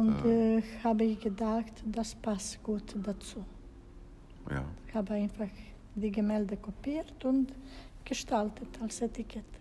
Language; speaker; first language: German; non-native, fluent; Serbian